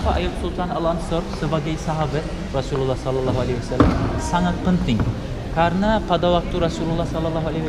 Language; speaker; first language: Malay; non-native, fluent; Turkish